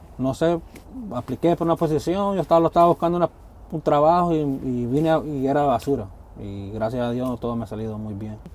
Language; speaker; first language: Spanish; early bilingual, heritage; Spanish